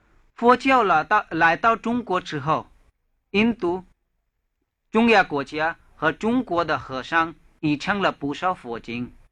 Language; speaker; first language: Chinese; non-native, fluent; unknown